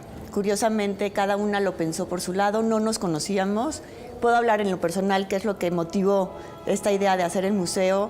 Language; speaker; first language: Spanish; native; Spanish